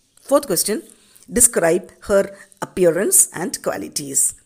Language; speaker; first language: English; non-native, local second language; Tamil